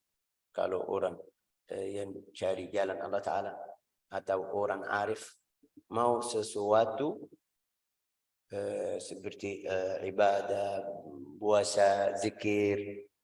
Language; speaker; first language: Indonesian; non-native, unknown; Arabic